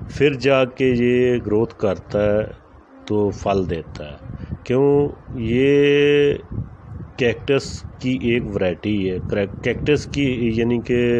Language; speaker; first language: Urdu; native; Urdu